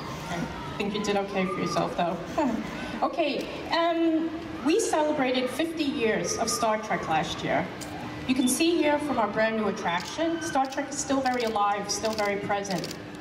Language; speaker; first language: English; native; English